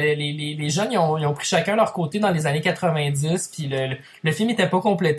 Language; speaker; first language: French; native; French